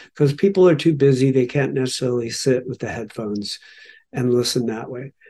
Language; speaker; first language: English; native; English